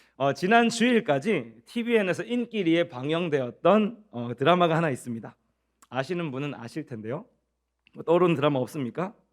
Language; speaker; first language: Korean; native; Korean